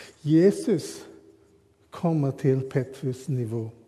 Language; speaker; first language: Swedish; non-native, learner; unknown